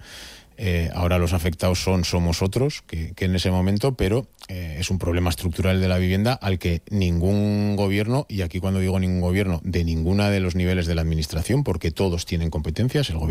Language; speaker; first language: Spanish; native; Spanish